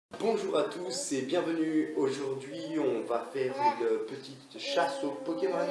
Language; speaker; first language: French; native; French